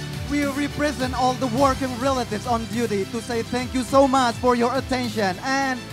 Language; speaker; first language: English; non-native, fluent; Indonesian